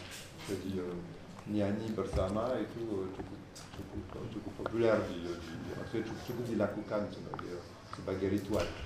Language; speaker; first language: Indonesian; non-native, fluent; French